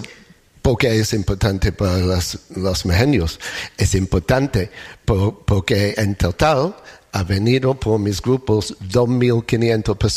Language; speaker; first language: Spanish; non-native, learner; English